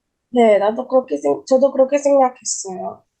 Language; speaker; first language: Korean; non-native, learner; Indonesian